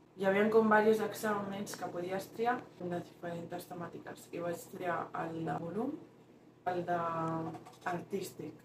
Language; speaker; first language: Catalan; early bilingual, other home language; Spanish